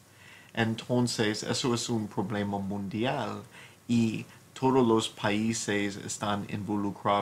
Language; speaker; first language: Spanish; non-native, fluent; English